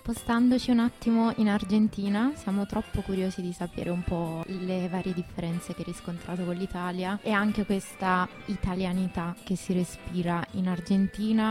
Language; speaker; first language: Italian; native; Italian